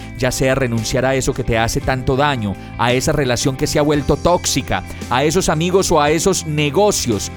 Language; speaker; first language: Spanish; native; Spanish